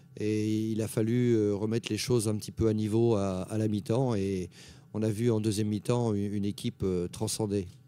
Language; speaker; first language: French; native; French